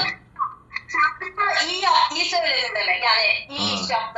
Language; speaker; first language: Turkish; non-native, learner; Korean